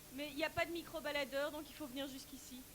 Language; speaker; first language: French; native; French